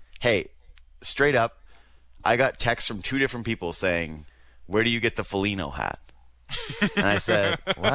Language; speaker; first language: English; native; English